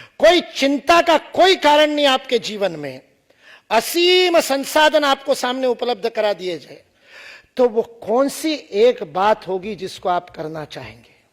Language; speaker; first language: Hindi; non-native, local second language; Marathi